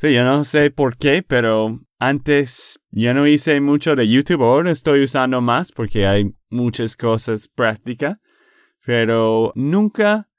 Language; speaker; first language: Spanish; non-native, fluent; English